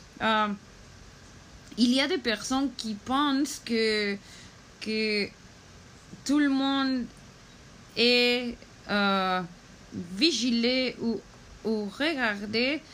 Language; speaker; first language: French; non-native, learner; Spanish